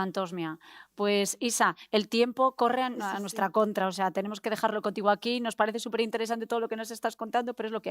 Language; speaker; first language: Spanish; native; Spanish